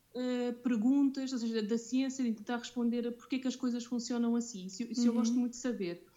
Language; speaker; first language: Portuguese; early bilingual, other home language; Romanian